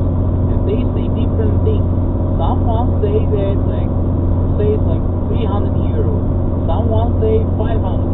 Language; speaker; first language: English; non-native, fluent; Russian